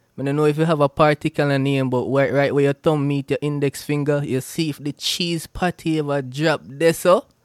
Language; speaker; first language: English; non-native, local second language; Jamaican Creole English